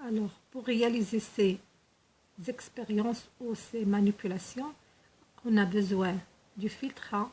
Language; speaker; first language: French; non-native, local second language; Arabic